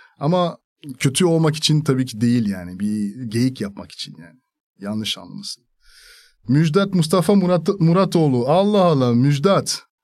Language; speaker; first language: Turkish; non-native, fluent; French